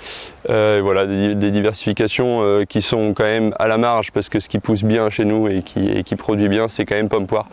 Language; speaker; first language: French; native; French